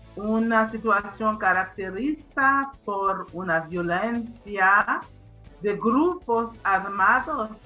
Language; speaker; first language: Spanish; non-native, fluent; Haitian Creole